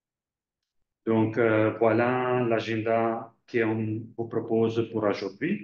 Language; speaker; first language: French; non-native, fluent; Italian